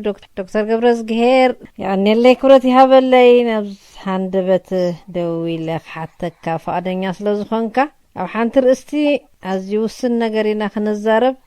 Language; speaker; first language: Tigrinya; native; Tigrinya